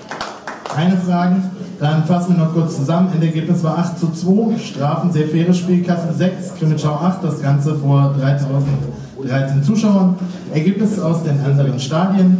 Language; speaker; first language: German; native; German